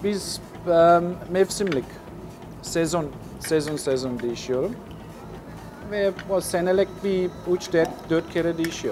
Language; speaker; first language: Turkish; non-native, learner; English